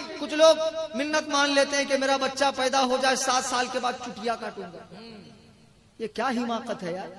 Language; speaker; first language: Urdu; native; Urdu